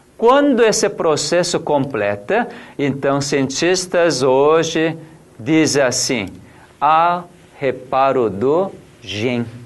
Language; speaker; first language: Portuguese; non-native, fluent; Korean